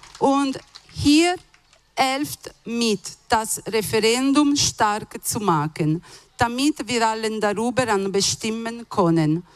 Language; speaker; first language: German; non-native, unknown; Italian